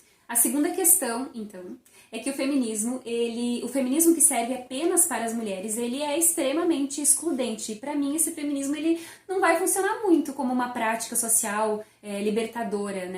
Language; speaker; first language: Portuguese; native; Portuguese